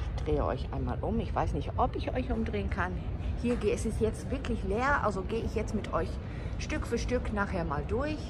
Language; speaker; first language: German; non-native, fluent; English